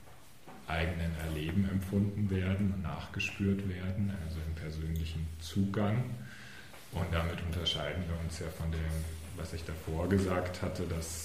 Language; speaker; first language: German; native; German